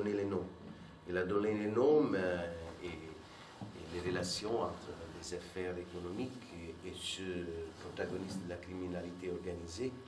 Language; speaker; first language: French; non-native, fluent; Italian